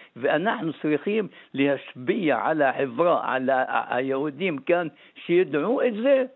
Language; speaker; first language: Hebrew; non-native, local second language; Arabic